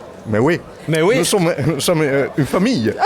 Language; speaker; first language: French; non-native, learner; Italian